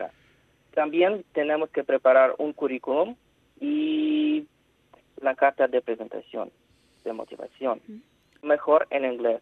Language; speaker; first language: Spanish; non-native, fluent; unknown